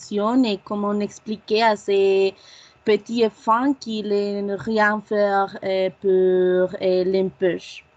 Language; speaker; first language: French; non-native, learner; Spanish